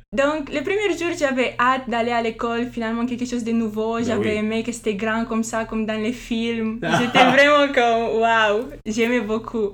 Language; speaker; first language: French; non-native, fluent; Romanian